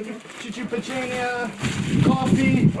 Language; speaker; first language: Russian; non-native, learner; English